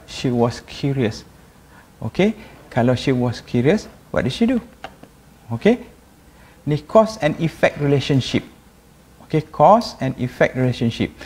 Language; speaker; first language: English; non-native, local second language; Malay